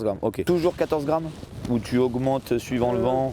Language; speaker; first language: French; native; French